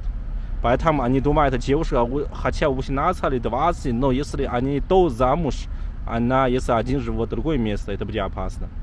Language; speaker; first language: Russian; non-native, learner; Chinese